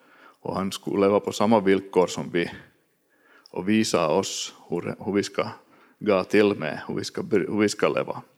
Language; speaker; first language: Swedish; native; Swedish